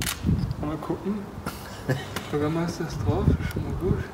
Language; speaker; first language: German; native; German